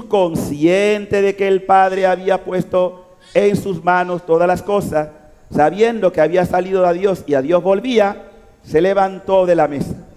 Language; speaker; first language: Spanish; native; Spanish